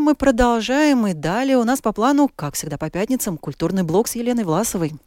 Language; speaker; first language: Russian; native; Russian